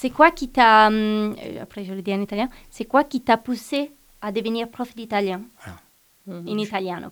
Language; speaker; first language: French; non-native, fluent; Italian